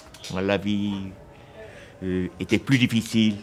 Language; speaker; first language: French; non-native, local second language; Vietnamese